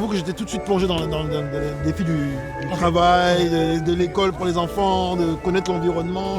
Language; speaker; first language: French; native; French